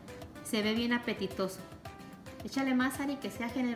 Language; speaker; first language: Spanish; native; Spanish